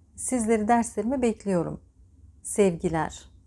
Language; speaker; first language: Turkish; native; Turkish